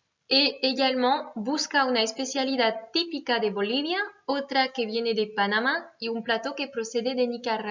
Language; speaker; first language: Spanish; non-native, fluent; French